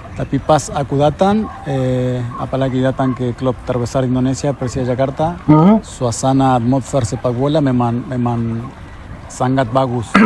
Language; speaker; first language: Indonesian; non-native, fluent; Spanish